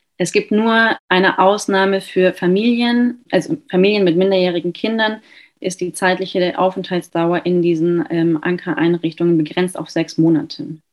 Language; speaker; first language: German; native; German